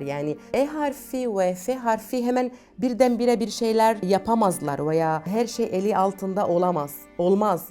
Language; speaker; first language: Turkish; non-native, fluent; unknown